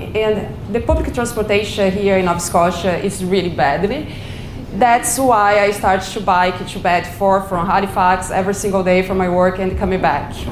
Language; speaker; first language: English; non-native, learner; Portuguese